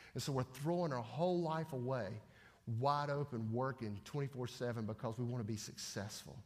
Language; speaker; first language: English; native; English